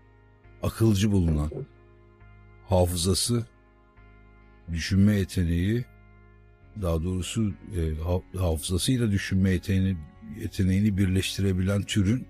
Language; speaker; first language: Turkish; native; Turkish